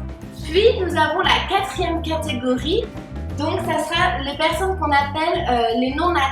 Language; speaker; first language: French; native; French